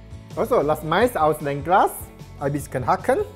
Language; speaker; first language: German; non-native, learner; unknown